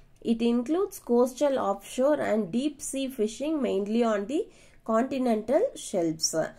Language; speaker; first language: English; non-native, local second language; Tamil